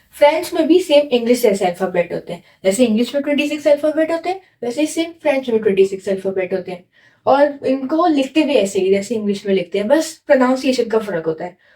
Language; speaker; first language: Hindi; native; Hindi